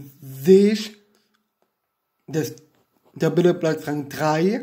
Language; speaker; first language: German; non-native, learner; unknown